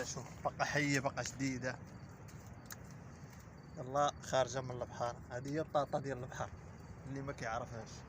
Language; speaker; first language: Arabic; native; Arabic